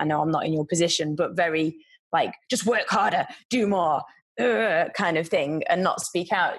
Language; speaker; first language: English; native; English